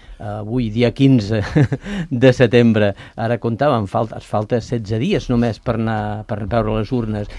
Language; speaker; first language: Catalan; native; Catalan